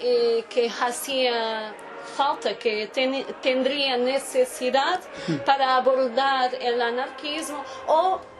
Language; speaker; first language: Spanish; non-native, learner; Portuguese